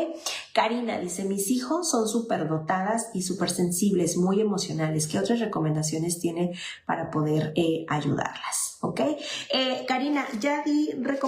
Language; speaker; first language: Spanish; native; Spanish